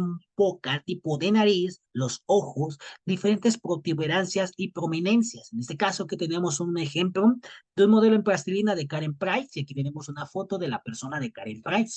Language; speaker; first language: Spanish; native; Spanish